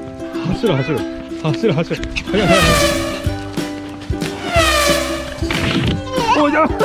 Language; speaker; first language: Japanese; native; Japanese